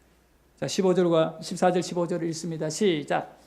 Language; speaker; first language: Korean; native; Korean